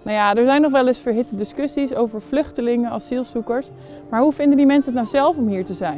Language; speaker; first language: Dutch; native; Dutch